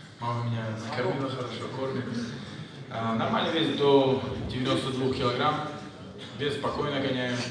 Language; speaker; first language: Russian; non-native, local second language; Uzbek